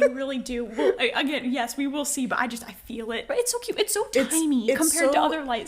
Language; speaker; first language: English; native; English